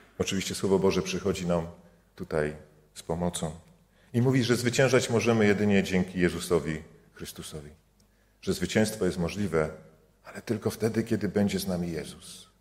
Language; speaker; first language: Polish; native; Polish